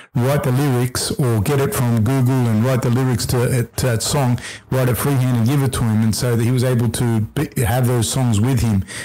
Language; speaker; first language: English; early bilingual, other home language; Spanish